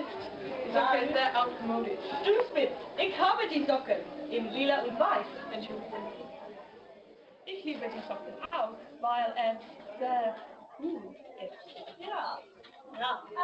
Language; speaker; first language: German; non-native, learner; English